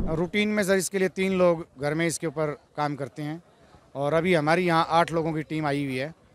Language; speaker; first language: Hindi; native; Hindi